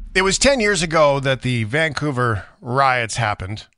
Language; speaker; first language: English; native; English